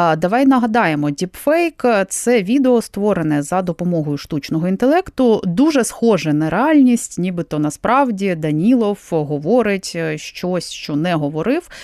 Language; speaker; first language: Ukrainian; native; Ukrainian